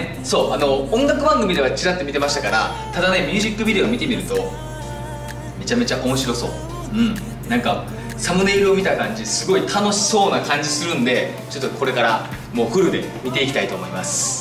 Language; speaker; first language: Japanese; native; Japanese